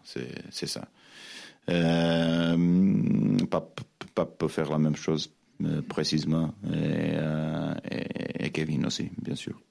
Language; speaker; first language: French; non-native, fluent; Portuguese